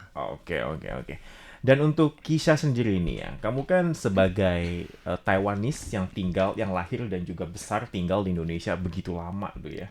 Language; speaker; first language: Indonesian; native; Indonesian